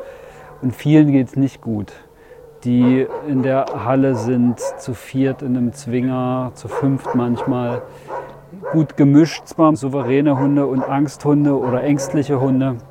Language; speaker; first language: German; native; German